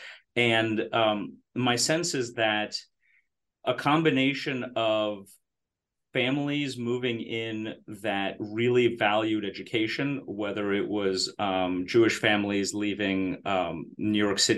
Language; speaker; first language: English; native; English